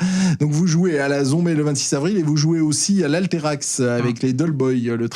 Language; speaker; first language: French; native; French